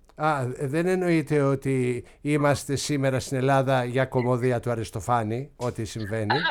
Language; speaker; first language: Greek; native; Greek